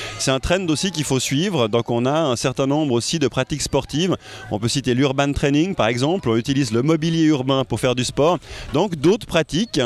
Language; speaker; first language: French; native; French